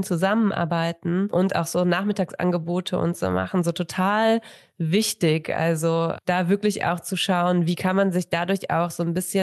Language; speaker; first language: German; native; German